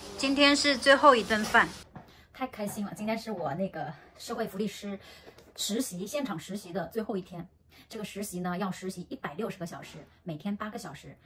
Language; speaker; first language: Chinese; native; Chinese